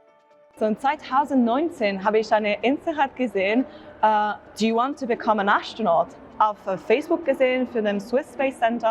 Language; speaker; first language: German; non-native, learner; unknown